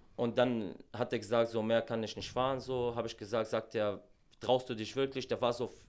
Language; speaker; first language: German; non-native, fluent; Arabic